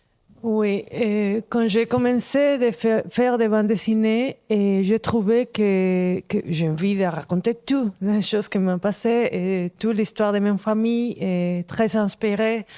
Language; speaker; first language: French; non-native, fluent; Spanish